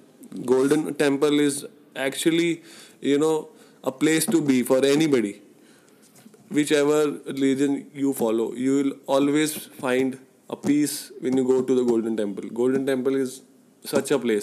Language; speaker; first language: English; non-native, local second language; Punjabi